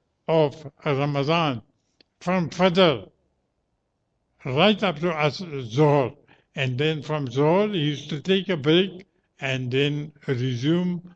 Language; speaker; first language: English; native; English